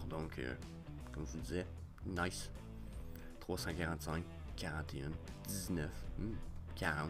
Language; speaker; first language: French; native; French